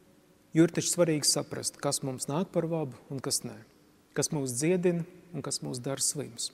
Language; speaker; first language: Latvian; native; Latvian